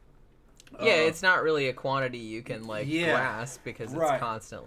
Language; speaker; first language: English; native; English